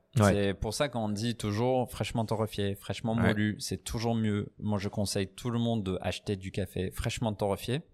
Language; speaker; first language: French; non-native, fluent; English